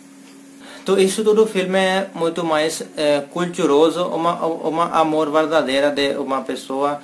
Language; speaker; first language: Portuguese; non-native, learner; Hindi